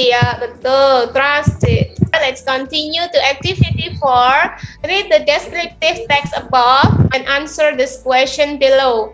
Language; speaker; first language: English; non-native, learner; Indonesian